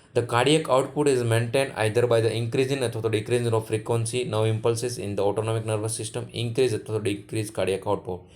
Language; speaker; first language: English; non-native, local second language; Gujarati